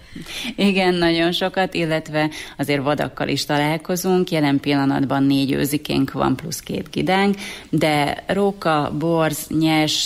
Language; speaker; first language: Hungarian; native; Hungarian